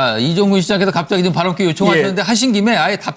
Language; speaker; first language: Korean; native; Korean